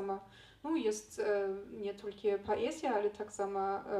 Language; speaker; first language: Polish; non-native, learner; Belarusian